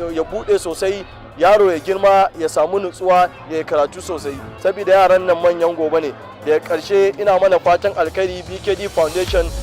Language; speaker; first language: Hausa; native; Hausa